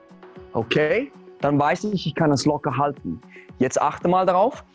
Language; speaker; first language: German; native; German